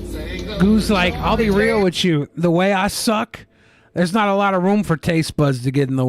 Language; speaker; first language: English; native; English